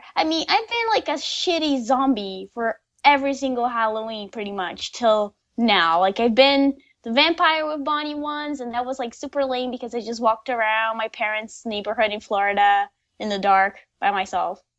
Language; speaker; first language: English; non-native, fluent; Portuguese